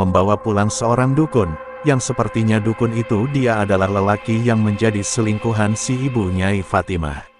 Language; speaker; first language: Indonesian; native; Indonesian